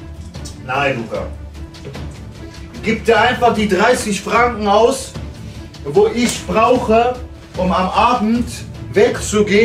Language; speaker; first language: German; native; German